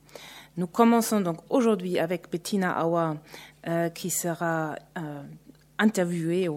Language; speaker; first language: French; native; French